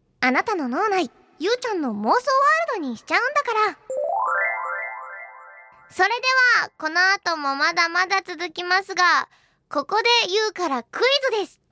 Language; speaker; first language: Japanese; native; Japanese